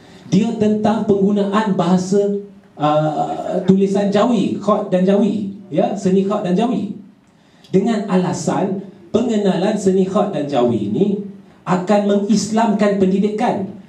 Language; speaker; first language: Malay; native; Malay